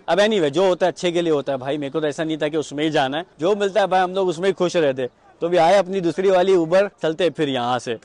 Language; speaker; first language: Hindi; non-native, local second language; Urdu